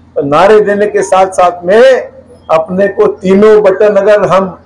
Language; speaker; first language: Hindi; non-native, local second language; Marathi